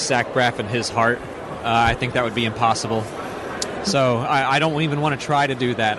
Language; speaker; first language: English; native; English